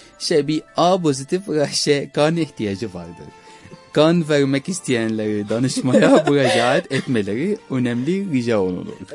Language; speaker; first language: Turkish; non-native, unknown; Arabic